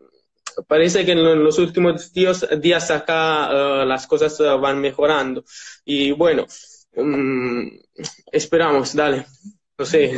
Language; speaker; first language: Spanish; non-native, learner; Italian